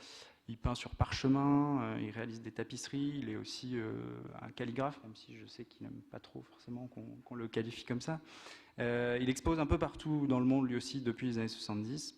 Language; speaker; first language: French; native; French